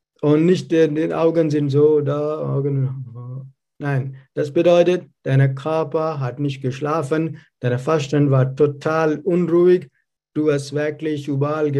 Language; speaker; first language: German; non-native, learner; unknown